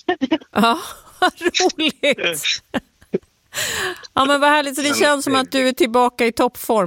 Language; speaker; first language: Swedish; native; Swedish